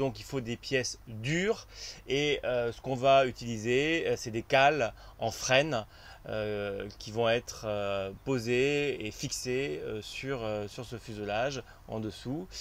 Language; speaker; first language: French; native; French